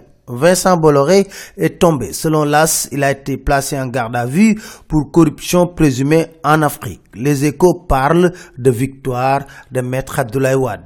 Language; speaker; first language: French; non-native, local second language; Wolof